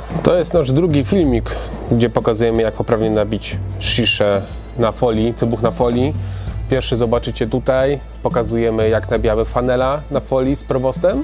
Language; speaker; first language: Polish; native; Polish